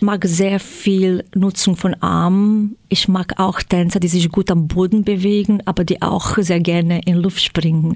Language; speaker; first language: German; non-native, fluent; Croatian